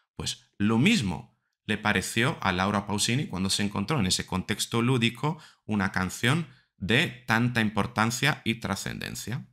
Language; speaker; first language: Spanish; non-native, fluent; Italian